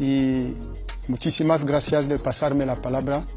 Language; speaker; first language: Spanish; non-native, fluent; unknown